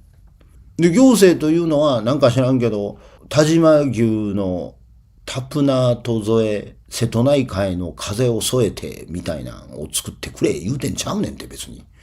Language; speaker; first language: Japanese; native; Japanese